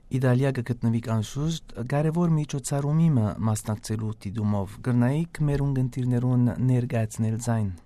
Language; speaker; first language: Armenian; early bilingual, heritage; Armenian